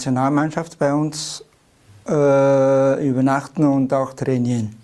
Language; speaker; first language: German; non-native, fluent; Chinese